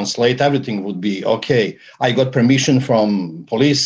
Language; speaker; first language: English; non-native, fluent; Serbian